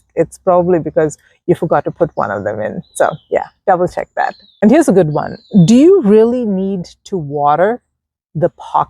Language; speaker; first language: English; native; English